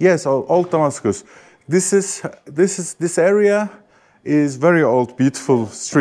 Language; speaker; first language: English; non-native, learner; Turkish